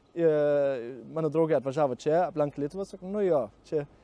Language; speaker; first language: Lithuanian; non-native, learner; German